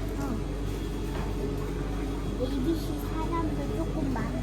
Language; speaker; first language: Korean; early bilingual, heritage; Korean